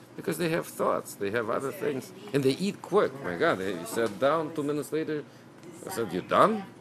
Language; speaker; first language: English; non-native, fluent; Ukrainian